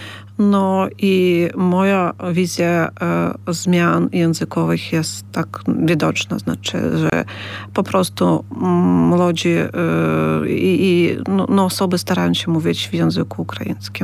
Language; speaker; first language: Polish; non-native, fluent; Ukrainian